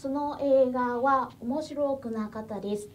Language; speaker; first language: Japanese; non-native, fluent; Vietnamese